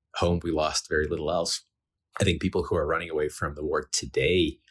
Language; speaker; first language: English; early bilingual, other home language; Ukrainian